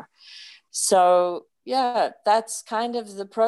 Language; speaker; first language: English; native; English